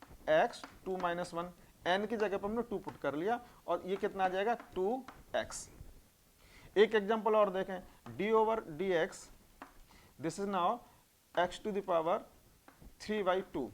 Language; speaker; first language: Hindi; native; Hindi